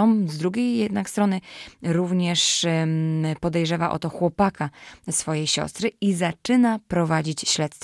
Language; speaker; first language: Polish; native; Polish